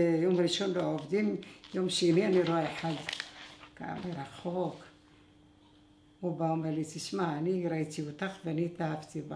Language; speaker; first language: Hebrew; non-native, fluent; Arabic